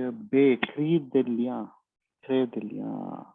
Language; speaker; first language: French; non-native, learner; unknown